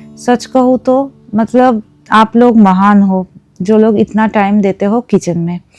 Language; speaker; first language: Hindi; non-native, local second language; Bangla